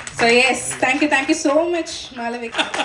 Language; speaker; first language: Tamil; non-native, fluent; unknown